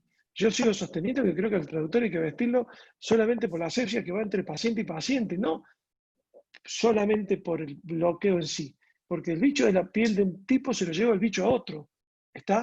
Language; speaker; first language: Spanish; native; Spanish